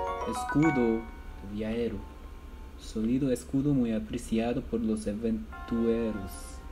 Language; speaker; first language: Spanish; non-native, learner; English